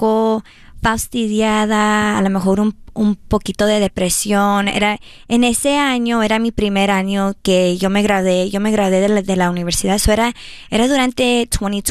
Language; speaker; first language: Spanish; early bilingual, heritage; Spanish